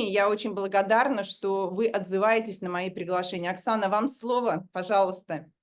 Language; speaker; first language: Russian; native; Russian